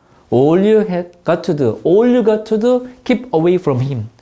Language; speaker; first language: English; non-native, fluent; Korean